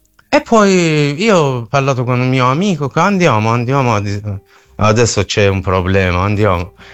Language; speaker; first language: Italian; non-native, learner; Persian